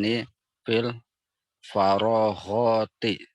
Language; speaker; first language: Arabic; non-native, learner; Indonesian